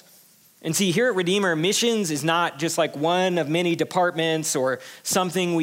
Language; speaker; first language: English; native; English